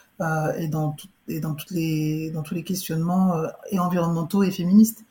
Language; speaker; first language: French; early bilingual, other home language; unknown